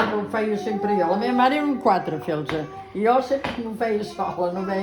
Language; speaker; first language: Catalan; native; Catalan